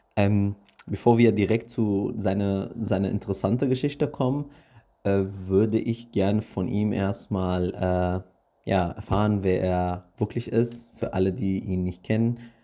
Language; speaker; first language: German; early bilingual, other home language; Arabic